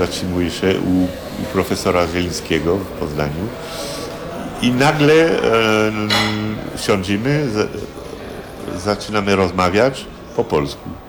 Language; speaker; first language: Polish; early bilingual, heritage; French